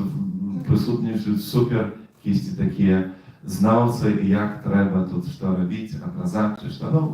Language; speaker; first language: Polish; non-native, learner; Russian